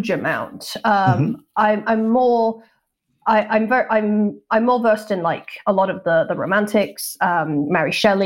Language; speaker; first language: English; non-native, local second language; Cantonese